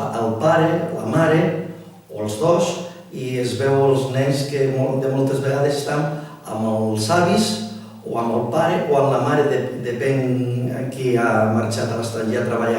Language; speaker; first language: Catalan; non-native, local second language; Spanish